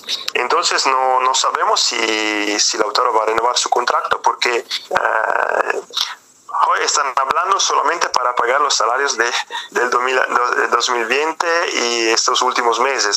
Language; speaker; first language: Spanish; non-native, fluent; Italian